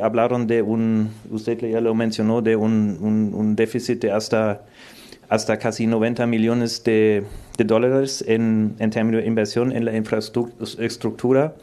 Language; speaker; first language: Spanish; non-native, fluent; German